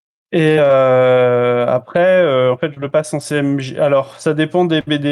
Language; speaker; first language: French; native; French